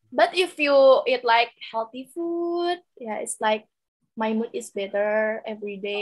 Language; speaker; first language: English; non-native, local second language; Indonesian